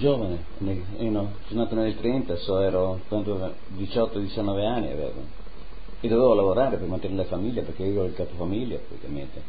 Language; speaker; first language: Italian; native; Italian